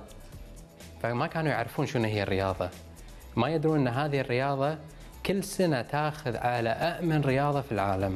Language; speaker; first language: Arabic; native; Arabic